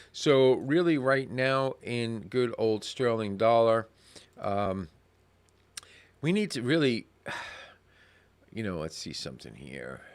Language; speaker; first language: English; native; English